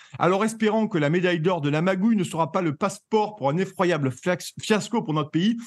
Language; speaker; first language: French; native; French